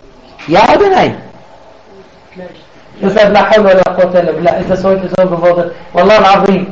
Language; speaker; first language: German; non-native, fluent; Arabic